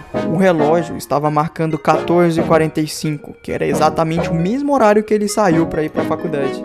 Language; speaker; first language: Portuguese; native; Portuguese